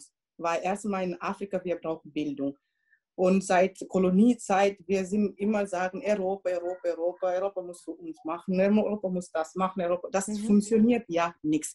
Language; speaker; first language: German; non-native, learner; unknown